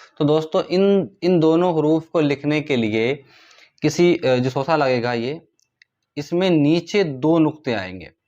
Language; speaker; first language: Hindi; native; Hindi